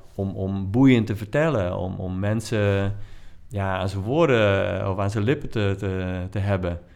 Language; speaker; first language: Dutch; native; Dutch